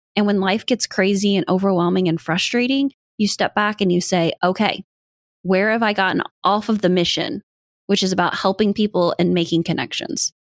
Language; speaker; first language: English; native; English